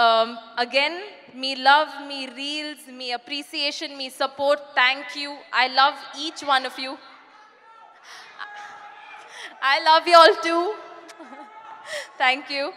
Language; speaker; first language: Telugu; non-native, learner; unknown